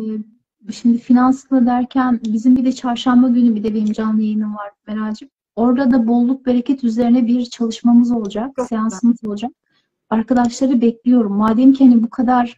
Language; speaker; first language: Turkish; native; Turkish